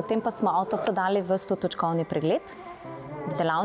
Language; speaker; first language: Slovenian; native; Slovenian